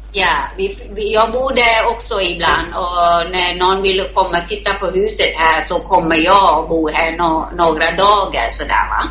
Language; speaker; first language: Swedish; non-native, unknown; Thai